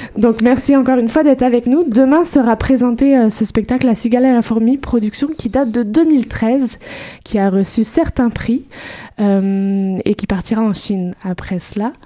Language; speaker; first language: French; native; French